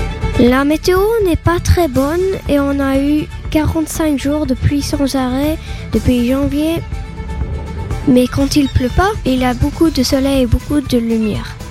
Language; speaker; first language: French; non-native, learner; English